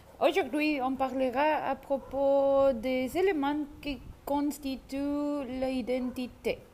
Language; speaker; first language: French; non-native, learner; Spanish